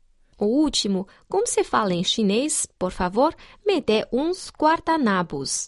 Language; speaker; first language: Portuguese; non-native, fluent; Chinese